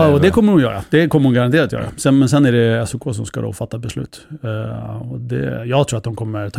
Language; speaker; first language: Swedish; native; Swedish